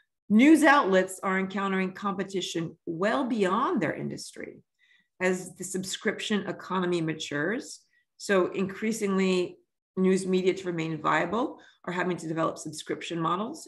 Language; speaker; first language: English; early bilingual, other home language; French